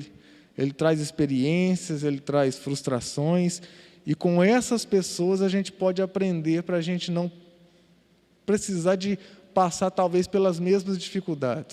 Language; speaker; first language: Portuguese; native; Portuguese